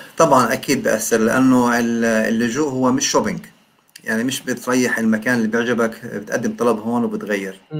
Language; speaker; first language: Arabic; native; Arabic